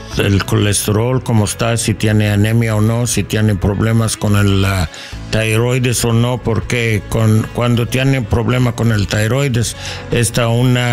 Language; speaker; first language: Spanish; non-native, learner; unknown